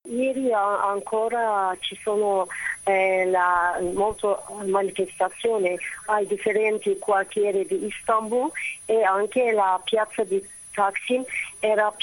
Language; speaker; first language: Italian; non-native, fluent; Turkish